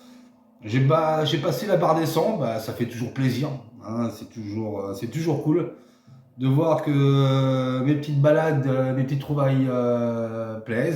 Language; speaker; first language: French; native; French